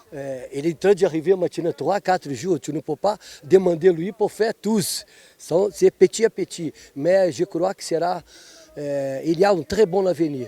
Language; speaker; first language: French; non-native, fluent; Portuguese